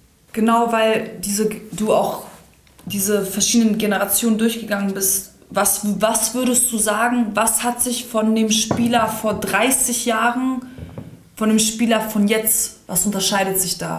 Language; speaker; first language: German; early bilingual, other home language; Serbian